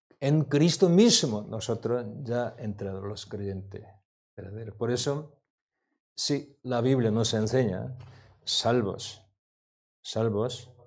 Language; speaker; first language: Spanish; non-native, learner; Korean